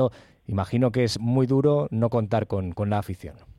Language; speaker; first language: Spanish; native; Spanish